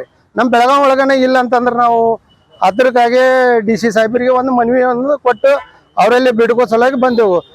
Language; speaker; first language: Kannada; native; Kannada